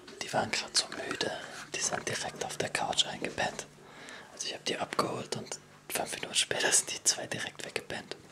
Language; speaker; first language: German; native; German